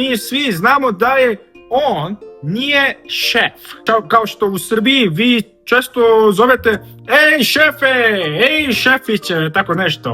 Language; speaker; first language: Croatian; non-native, fluent; Korean